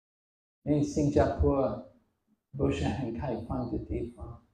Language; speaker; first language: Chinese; non-native, fluent; English